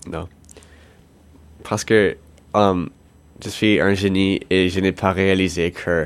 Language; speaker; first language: French; non-native, local second language; English